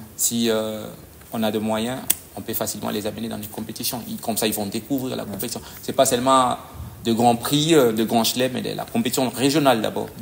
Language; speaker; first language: French; non-native, local second language; Lingala